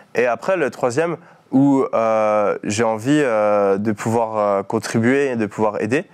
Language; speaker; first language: French; native; French